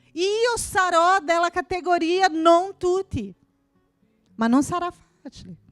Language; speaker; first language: Italian; non-native, fluent; Portuguese